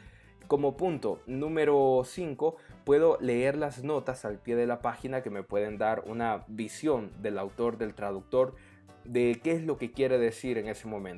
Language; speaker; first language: Spanish; native; Spanish